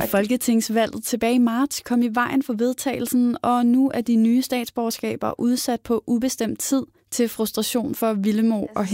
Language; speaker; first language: Danish; native; Danish